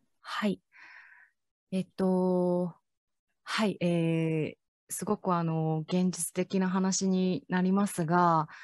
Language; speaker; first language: Japanese; non-native, fluent; Chinese